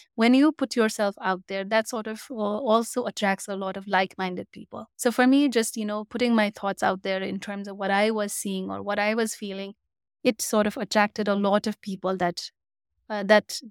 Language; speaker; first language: English; non-native, local second language; Nepali